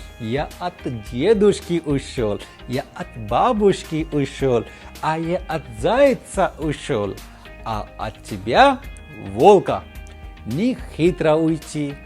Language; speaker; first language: Russian; non-native, fluent; Hindi